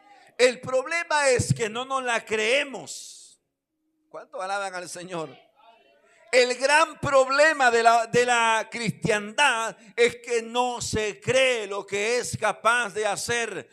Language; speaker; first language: Spanish; native; Spanish